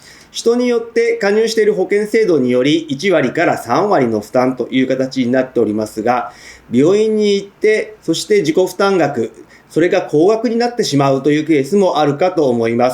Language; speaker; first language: Japanese; native; Japanese